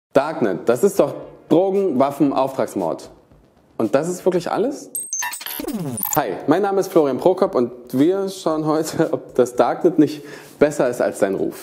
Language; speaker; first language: German; native; German